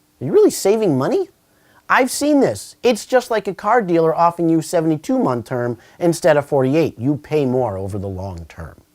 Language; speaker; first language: English; native; English